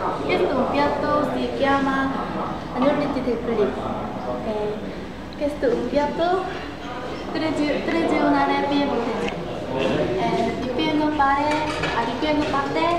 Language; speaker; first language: Italian; non-native, learner; Korean